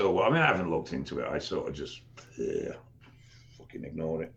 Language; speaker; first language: English; native; English